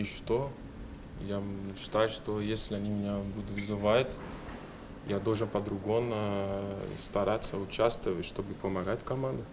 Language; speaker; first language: Russian; non-native, fluent; Portuguese